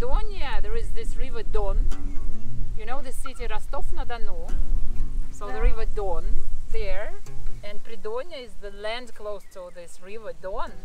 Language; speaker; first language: English; non-native, fluent; Russian